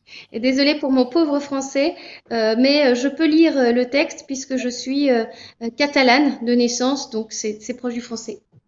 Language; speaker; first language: French; native; French